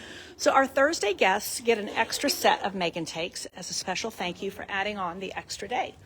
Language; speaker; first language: English; native; English